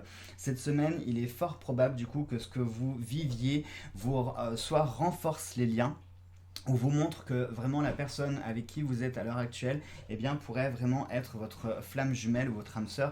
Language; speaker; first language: French; native; French